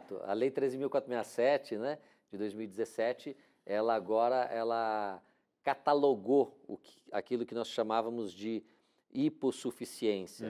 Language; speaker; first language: Portuguese; native; Portuguese